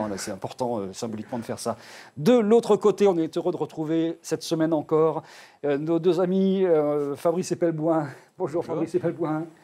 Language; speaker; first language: French; native; French